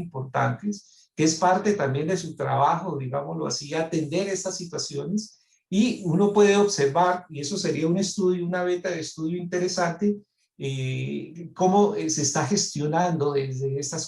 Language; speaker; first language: Spanish; native; Spanish